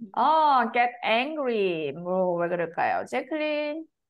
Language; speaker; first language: Korean; native; Korean